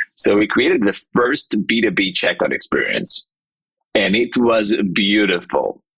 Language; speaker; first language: English; non-native, fluent; Hebrew